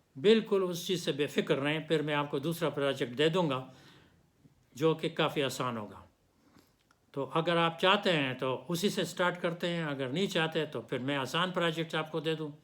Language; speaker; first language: Urdu; non-native, local second language; Pashto